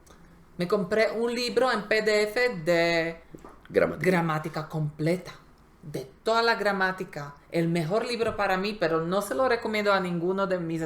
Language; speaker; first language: Spanish; non-native, fluent; Slovak